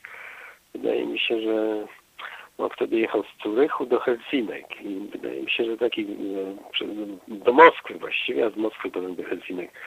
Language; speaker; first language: Polish; native; Polish